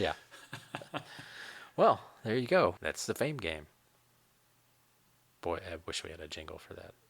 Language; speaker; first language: English; native; English